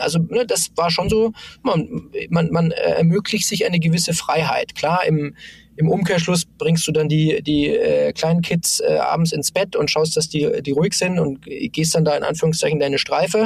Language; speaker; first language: German; native; German